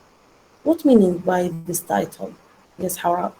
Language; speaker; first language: English; non-native, learner; Arabic